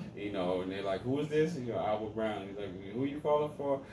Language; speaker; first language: English; native; English